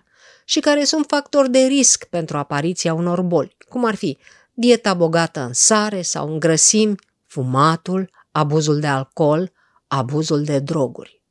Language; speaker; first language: Romanian; native; Romanian